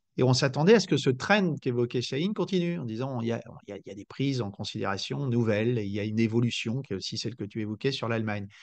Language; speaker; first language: French; native; French